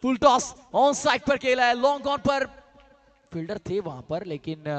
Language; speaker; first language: Hindi; non-native, local second language; Marathi